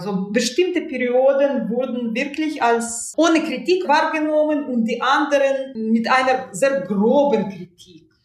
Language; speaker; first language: German; non-native, fluent; Russian